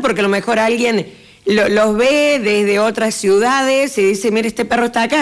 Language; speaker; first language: Spanish; native; Spanish